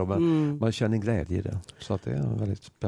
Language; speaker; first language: Swedish; native; Swedish